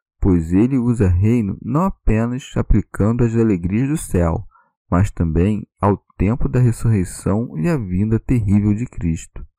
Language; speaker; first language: Portuguese; native; Portuguese